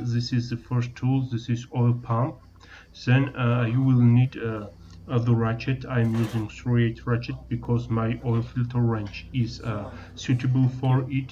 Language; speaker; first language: English; non-native, learner; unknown